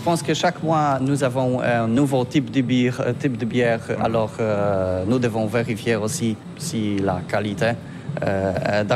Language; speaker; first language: French; non-native, learner; Polish